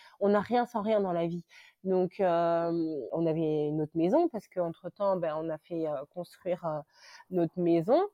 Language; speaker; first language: French; early bilingual, other home language; Lingala